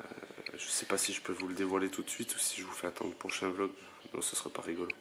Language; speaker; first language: French; native; French